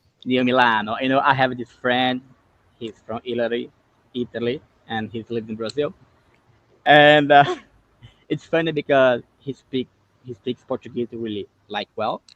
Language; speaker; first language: English; non-native, fluent; Portuguese